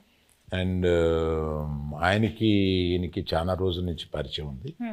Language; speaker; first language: Telugu; native; Telugu